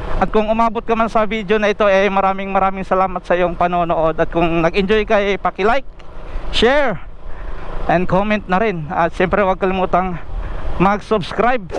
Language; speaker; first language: Filipino; native; Filipino